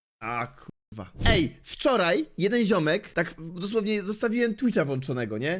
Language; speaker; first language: Polish; native; Polish